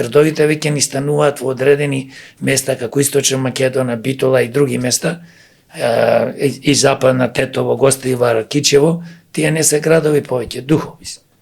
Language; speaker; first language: Macedonian; native; Macedonian